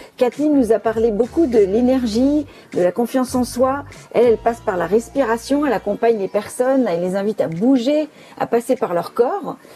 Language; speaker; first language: French; native; French